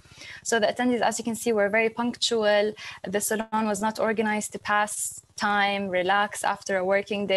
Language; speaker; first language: English; non-native, fluent; Arabic